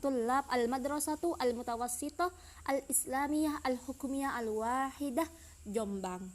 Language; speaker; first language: Arabic; non-native, learner; Indonesian